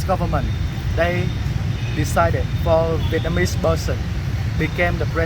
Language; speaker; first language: English; non-native, learner; Vietnamese